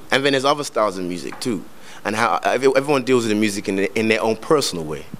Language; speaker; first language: English; native; English